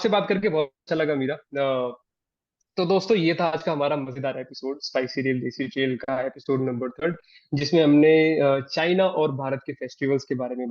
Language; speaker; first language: Hindi; native; Hindi